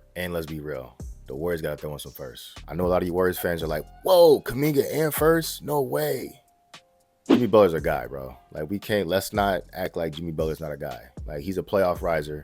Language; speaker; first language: English; native; English